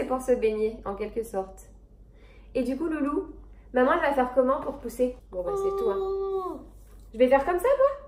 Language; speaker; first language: French; native; French